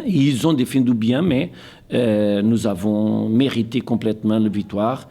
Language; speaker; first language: French; non-native, fluent; Portuguese